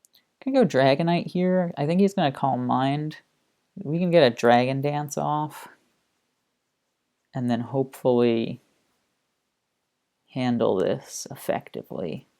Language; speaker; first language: English; native; English